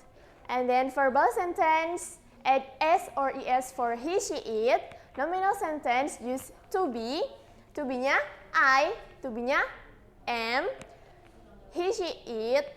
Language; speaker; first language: English; non-native, learner; Indonesian